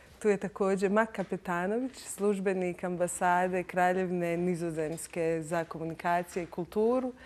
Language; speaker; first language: Bosnian; native; Bosnian